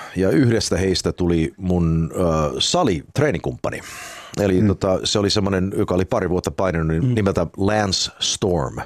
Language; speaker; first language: Finnish; early bilingual, heritage; Finnish